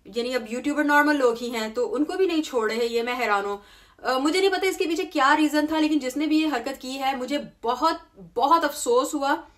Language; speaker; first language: Urdu; native; Urdu